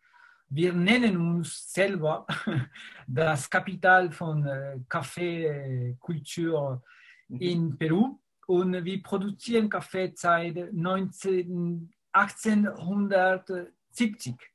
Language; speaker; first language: German; non-native, fluent; Spanish